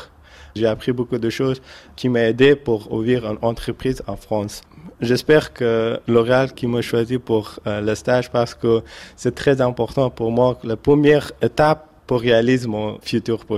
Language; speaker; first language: French; non-native, learner; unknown